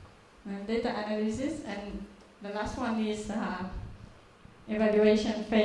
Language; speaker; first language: English; non-native, learner; Vietnamese